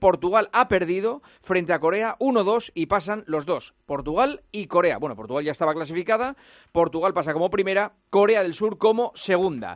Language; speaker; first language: Spanish; native; Spanish